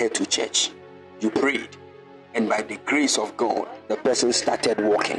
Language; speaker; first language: English; non-native, local second language; Akan